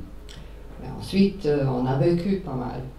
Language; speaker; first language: French; non-native, fluent; Serbian